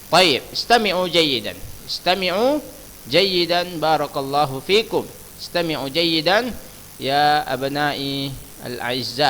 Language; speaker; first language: Arabic; non-native, fluent; Indonesian